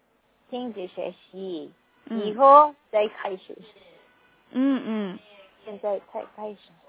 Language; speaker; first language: Chinese; non-native, learner; Korean